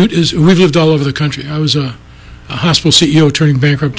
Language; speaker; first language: English; non-native, local second language; Greek